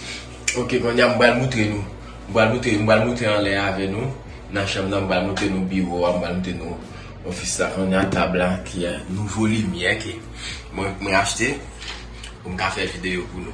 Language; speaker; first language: French; non-native, learner; Haitian Creole